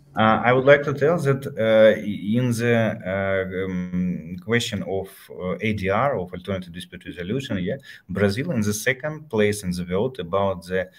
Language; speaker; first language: English; non-native, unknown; Ukrainian